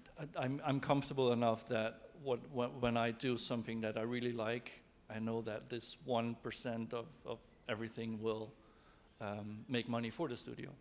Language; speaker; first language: English; non-native, fluent; Dutch